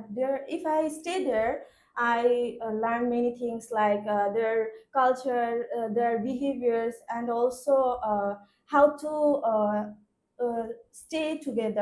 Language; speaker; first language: English; non-native, learner; Bangla